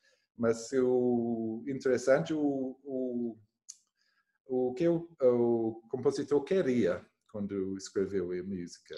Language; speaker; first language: Portuguese; non-native, learner; English